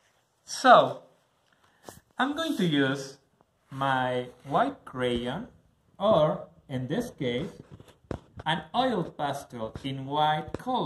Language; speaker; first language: English; non-native, learner; Spanish